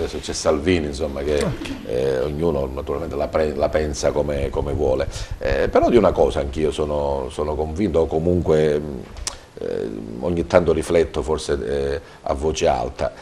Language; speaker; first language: Italian; native; Italian